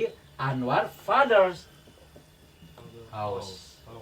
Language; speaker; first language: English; non-native, learner; Sundanese